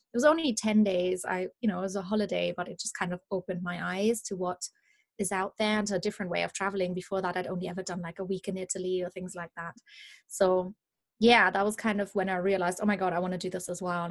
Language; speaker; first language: English; non-native, fluent; German